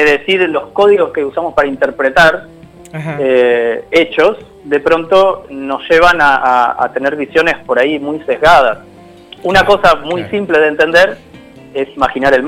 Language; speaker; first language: Spanish; native; Spanish